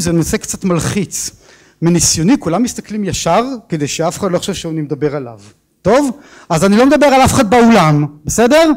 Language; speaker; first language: Hebrew; native; Hebrew